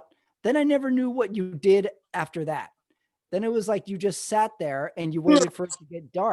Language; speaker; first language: English; native; English